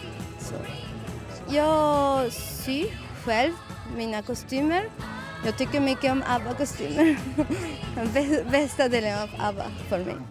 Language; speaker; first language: Swedish; non-native, learner; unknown